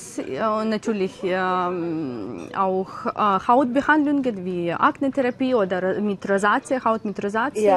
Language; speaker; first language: German; non-native, learner; Ukrainian